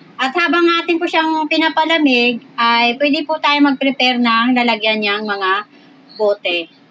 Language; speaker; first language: Filipino; native; Filipino